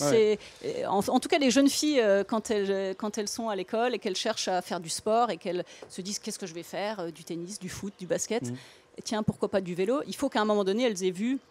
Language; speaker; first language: French; native; French